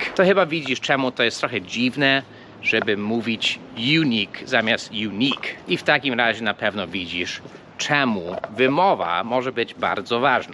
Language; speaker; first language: Polish; non-native, fluent; English